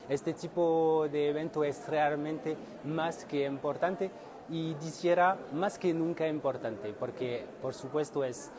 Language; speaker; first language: Spanish; non-native, fluent; French